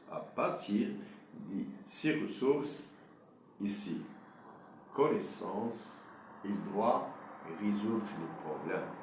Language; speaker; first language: French; non-native, local second language; Arabic